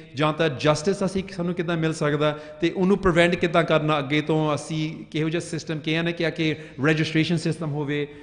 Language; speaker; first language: Punjabi; early bilingual, heritage; Punjabi